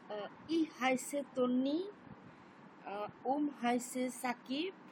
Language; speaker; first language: German; non-native, learner; Bangla